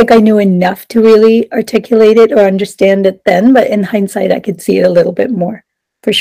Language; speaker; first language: English; non-native, local second language; Sinhala